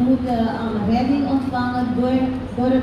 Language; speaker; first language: Dutch; non-native, fluent; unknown